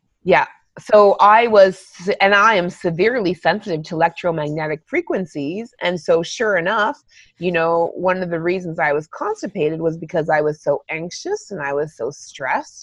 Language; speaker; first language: English; native; English